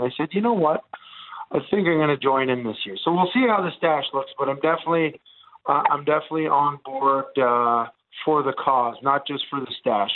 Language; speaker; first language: English; non-native, fluent; Italian